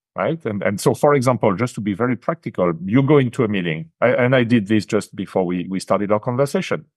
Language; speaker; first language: English; non-native, fluent; French